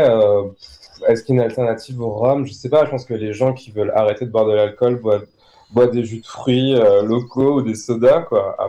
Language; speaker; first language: French; native; French